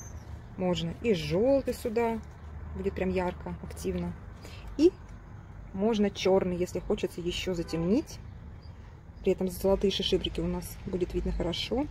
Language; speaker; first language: Russian; native; Russian